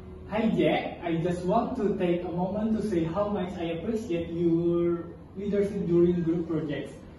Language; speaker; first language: English; non-native, learner; Indonesian